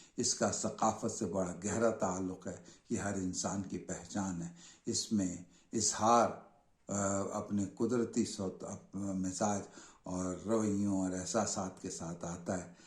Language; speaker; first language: Urdu; native; Urdu